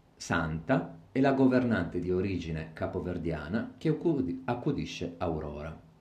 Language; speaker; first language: Italian; native; Italian